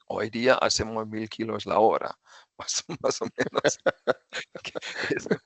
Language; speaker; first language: Spanish; non-native, fluent; German